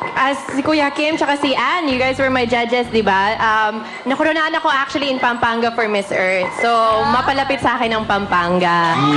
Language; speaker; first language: Filipino; non-native, local second language; Cebuano